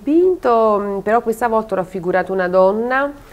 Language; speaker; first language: Italian; native; Italian